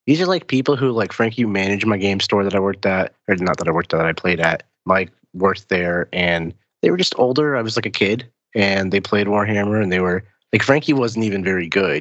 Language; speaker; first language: English; native; English